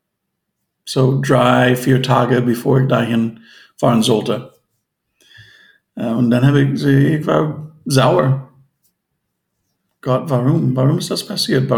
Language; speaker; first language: German; non-native, fluent; English